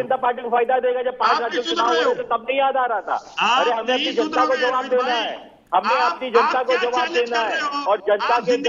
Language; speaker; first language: Hindi; native; Hindi